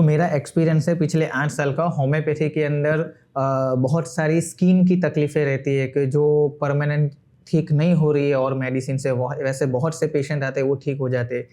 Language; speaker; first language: Hindi; non-native, local second language; Gujarati